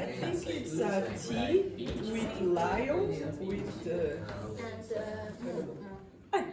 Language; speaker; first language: English; non-native, learner; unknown